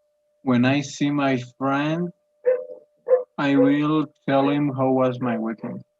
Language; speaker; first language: English; non-native, learner; Spanish